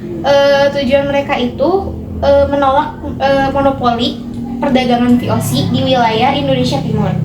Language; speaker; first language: Indonesian; native; Indonesian